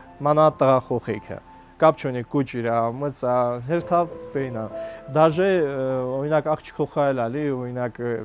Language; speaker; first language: Armenian; native; Armenian